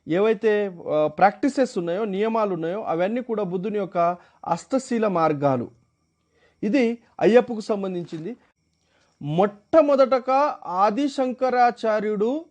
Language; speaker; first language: Telugu; non-native, local second language; Marathi